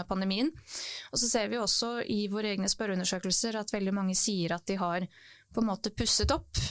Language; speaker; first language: Norwegian; early bilingual, other home language; Bosnian